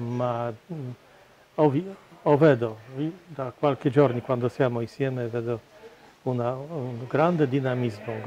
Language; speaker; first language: Italian; non-native, fluent; Polish